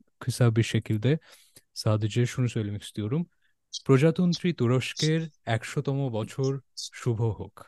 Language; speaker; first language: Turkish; non-native, fluent; Bangla